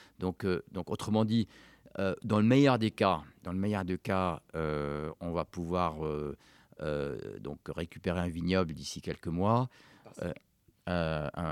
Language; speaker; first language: French; non-native, local second language; Arabic